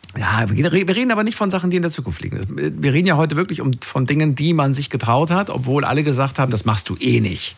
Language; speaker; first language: German; native; German